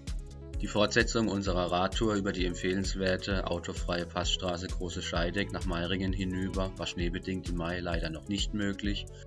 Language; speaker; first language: German; native; German